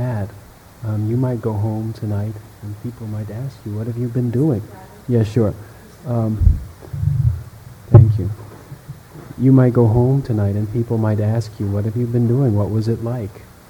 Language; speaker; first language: English; non-native, fluent; Dutch